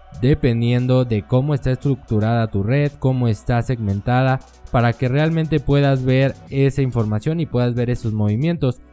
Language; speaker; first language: Spanish; native; Spanish